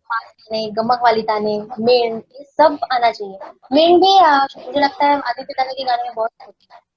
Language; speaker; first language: Hindi; non-native, local second language; Marathi